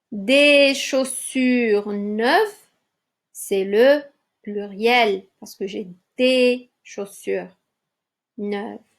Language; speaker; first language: French; non-native, local second language; Arabic